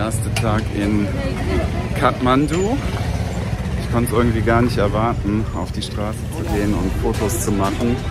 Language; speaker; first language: German; native; German